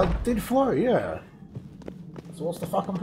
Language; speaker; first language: English; native; English